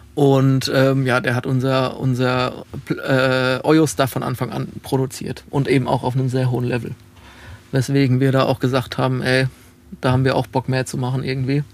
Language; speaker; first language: German; native; German